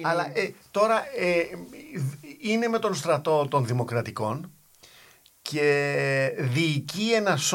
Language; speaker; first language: Greek; native; Greek